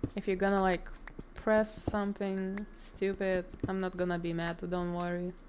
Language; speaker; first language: English; non-native, fluent; Lithuanian